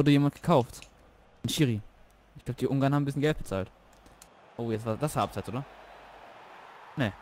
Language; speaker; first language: German; native; German